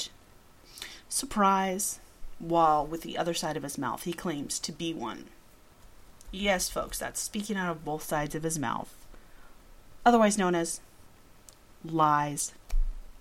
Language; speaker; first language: English; early bilingual, other home language; Spanish